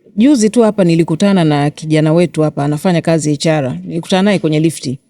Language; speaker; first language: Swahili; native; Swahili